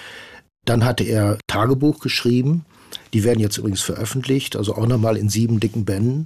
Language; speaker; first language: German; native; German